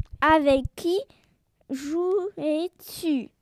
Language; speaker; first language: French; non-native, learner; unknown